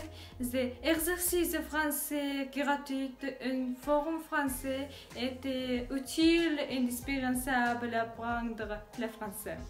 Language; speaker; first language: French; non-native, learner; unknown